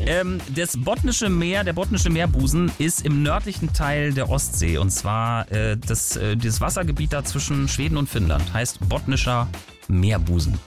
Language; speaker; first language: German; native; German